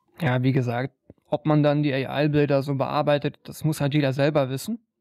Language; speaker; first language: German; native; German